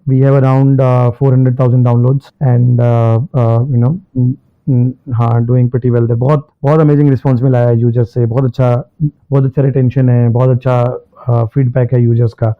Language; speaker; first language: Hindi; native; Hindi